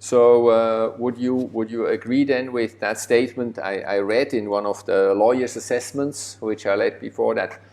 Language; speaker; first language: English; non-native, fluent; German